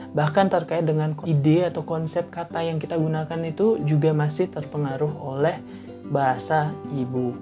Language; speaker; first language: Indonesian; non-native, local second language; Balinese